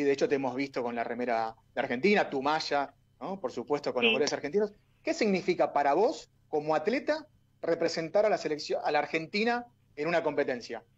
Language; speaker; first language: Spanish; native; Spanish